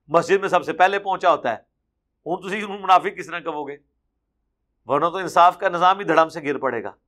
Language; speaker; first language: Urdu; non-native, local second language; Punjabi